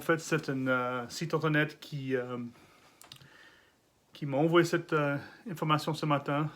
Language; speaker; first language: French; non-native, learner; English